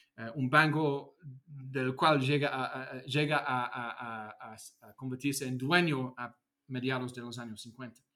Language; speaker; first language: Spanish; non-native, fluent; English